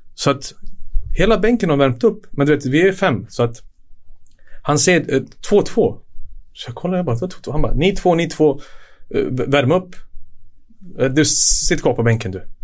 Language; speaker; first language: Swedish; early bilingual, other home language; Serbian